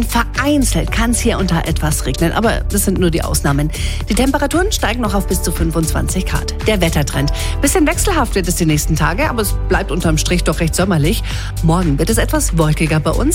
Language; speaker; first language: German; native; German